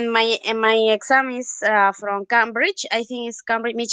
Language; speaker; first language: English; non-native, learner; Spanish